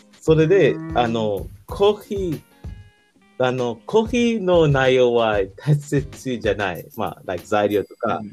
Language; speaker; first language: Japanese; non-native, learner; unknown